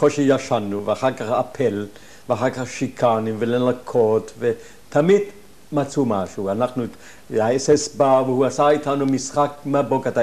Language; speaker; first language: Hebrew; non-native, fluent; German